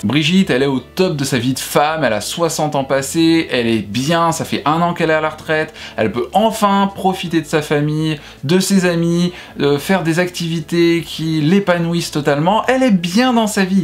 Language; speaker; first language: French; native; French